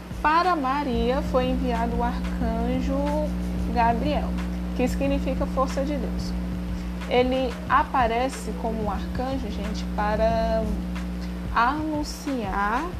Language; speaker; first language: Portuguese; native; Portuguese